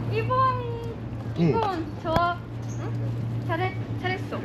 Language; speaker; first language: Korean; non-native, learner; Japanese